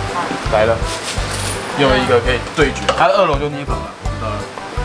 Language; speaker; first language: Chinese; native; Chinese